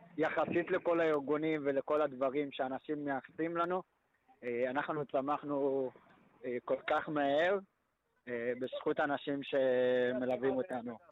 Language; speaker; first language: Hebrew; early bilingual, other home language; Amharic